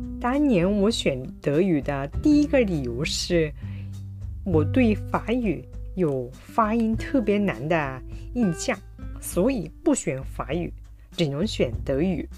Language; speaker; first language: Chinese; non-native, fluent; Japanese